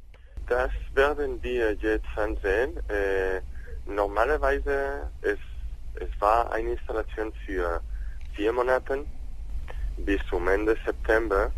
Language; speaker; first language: German; non-native, learner; Spanish